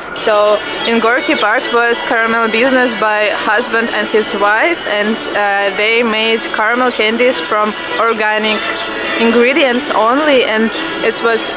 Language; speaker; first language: English; non-native, fluent; Russian